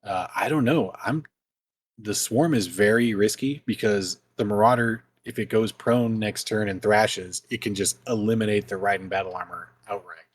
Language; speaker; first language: English; native; English